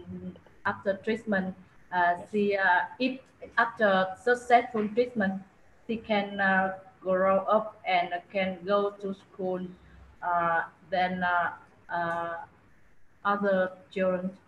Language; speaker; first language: English; non-native, learner; Vietnamese